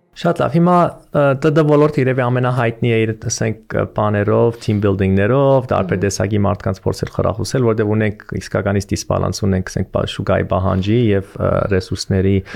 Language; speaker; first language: Armenian; early bilingual, heritage; Armenian